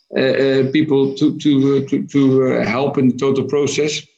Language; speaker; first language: English; non-native, fluent; Dutch